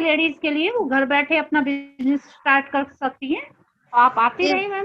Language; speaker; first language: Hindi; native; Hindi